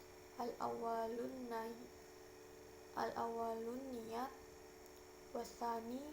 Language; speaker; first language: Arabic; non-native, learner; Indonesian